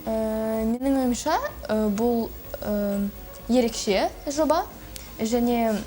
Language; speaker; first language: Kazakh; non-native, local second language; Russian